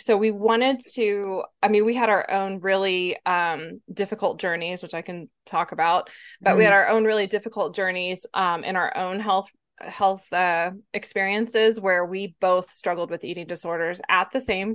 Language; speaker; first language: English; native; English